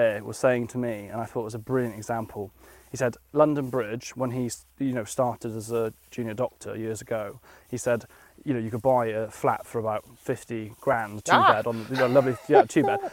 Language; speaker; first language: English; native; English